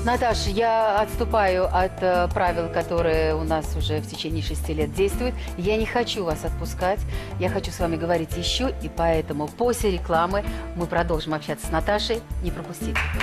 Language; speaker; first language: Russian; native; Russian